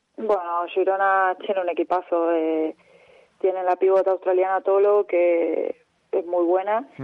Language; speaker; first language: Spanish; native; Spanish